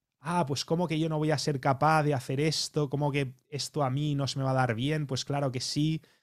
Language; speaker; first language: Spanish; native; Spanish